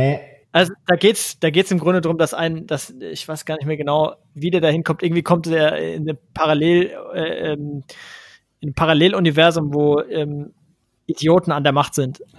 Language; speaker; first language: German; native; German